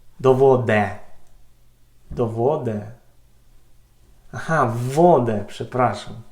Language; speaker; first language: Polish; non-native, learner; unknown